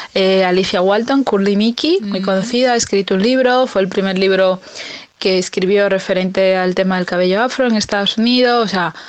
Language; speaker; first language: Spanish; native; Spanish